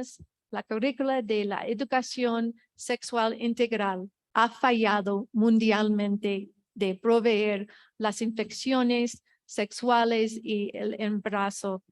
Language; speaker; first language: Spanish; non-native, fluent; English